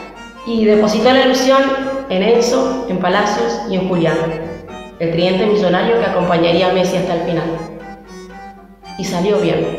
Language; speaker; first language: Spanish; native; Spanish